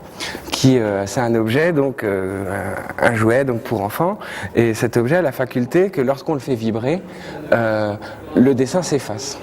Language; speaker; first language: French; native; French